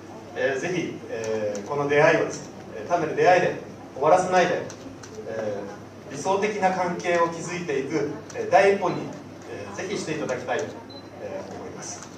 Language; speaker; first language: Japanese; native; Japanese